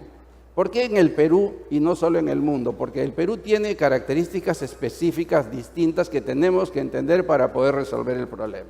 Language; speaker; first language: Spanish; native; Spanish